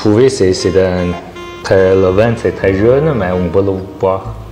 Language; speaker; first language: French; non-native, learner; Chinese